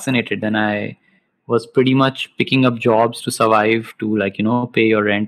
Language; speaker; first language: English; non-native, local second language; Hindi